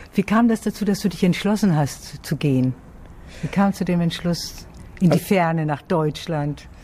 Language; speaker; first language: German; native; German